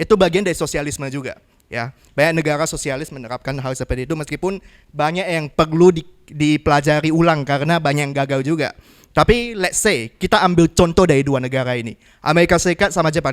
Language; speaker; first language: Indonesian; native; Indonesian